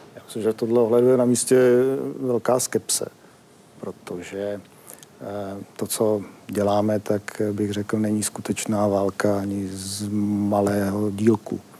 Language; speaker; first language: Czech; native; Czech